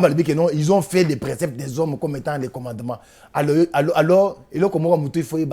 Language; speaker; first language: French; non-native, local second language; Lingala